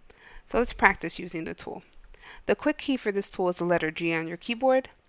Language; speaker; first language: English; native; English